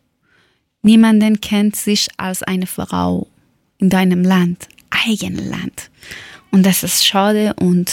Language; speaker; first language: German; non-native, learner; Persian